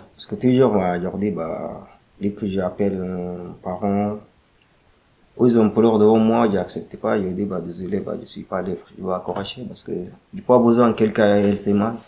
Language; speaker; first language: French; non-native, learner; Arabic